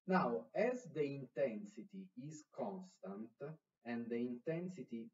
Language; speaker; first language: English; non-native, fluent; Italian